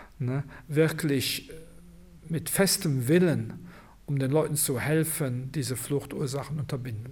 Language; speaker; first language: German; non-native, local second language; Luxembourgish